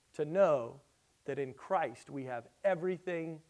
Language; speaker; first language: English; native; English